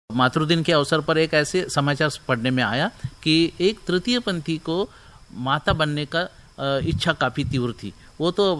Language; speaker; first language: Hindi; non-native, local second language; Marathi